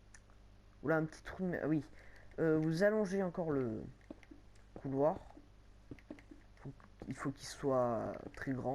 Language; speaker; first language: French; native; French